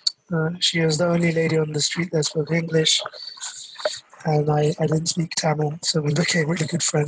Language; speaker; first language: English; native; English